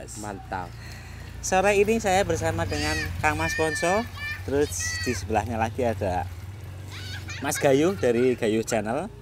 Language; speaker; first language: Indonesian; non-native, local second language; Javanese